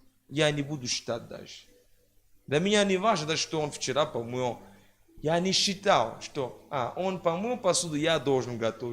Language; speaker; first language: Russian; non-native, fluent; French